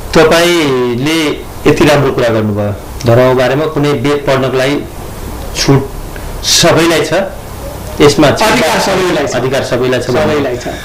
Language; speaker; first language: Nepali; native; Nepali